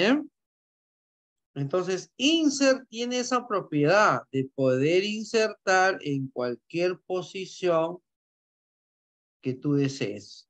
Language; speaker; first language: Spanish; native; Spanish